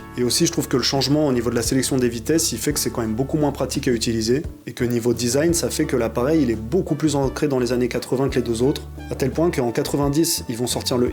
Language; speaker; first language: French; native; French